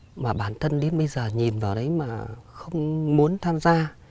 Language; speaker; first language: Vietnamese; native; Vietnamese